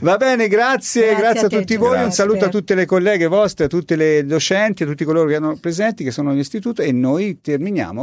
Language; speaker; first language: Italian; native; Italian